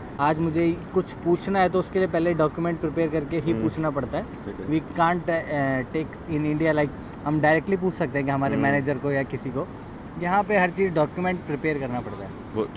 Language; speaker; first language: Hindi; native; Hindi